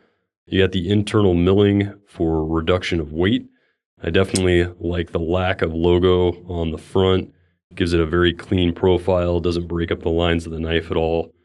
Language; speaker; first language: English; native; English